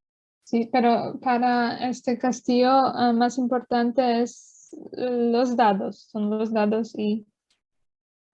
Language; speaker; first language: Spanish; non-native, learner; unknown